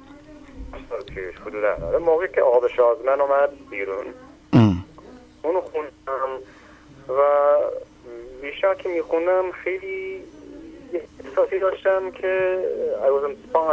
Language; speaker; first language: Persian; early bilingual, heritage; Persian